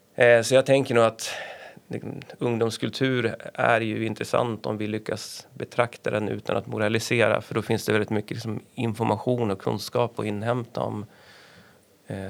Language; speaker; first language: Swedish; native; Swedish